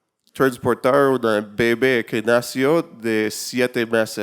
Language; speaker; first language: Spanish; non-native, learner; English